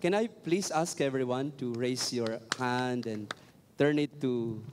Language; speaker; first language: English; non-native, local second language; Filipino